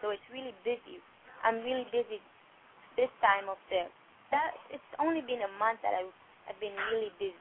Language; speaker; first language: English; non-native, fluent; French